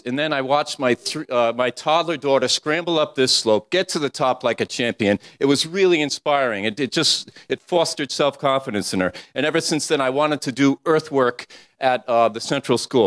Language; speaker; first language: English; native; English